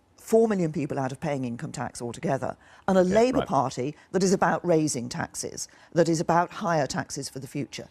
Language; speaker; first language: English; native; English